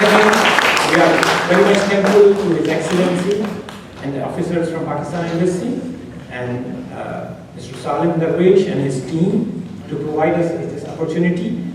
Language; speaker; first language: English; non-native, local second language; Urdu